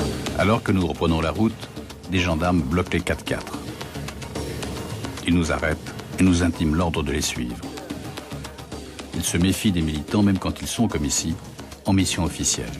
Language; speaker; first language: French; native; French